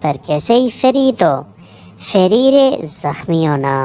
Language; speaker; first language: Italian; non-native, learner; Urdu